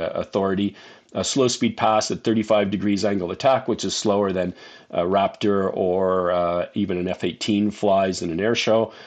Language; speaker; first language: English; native; English